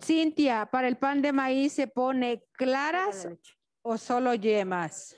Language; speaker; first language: Spanish; native; Spanish